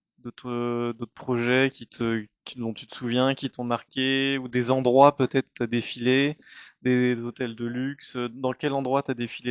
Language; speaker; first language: French; native; French